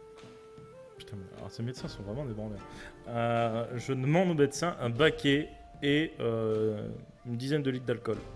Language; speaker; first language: French; native; French